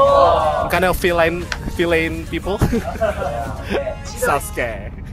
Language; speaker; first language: English; non-native, learner; Indonesian